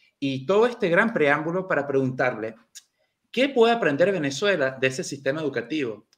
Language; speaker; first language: Spanish; native; Spanish